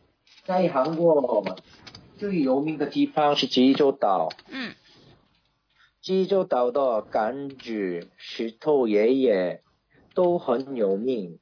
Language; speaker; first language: Chinese; non-native, learner; Korean